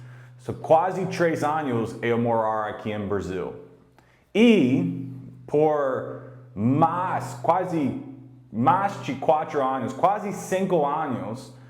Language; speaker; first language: Portuguese; non-native, learner; English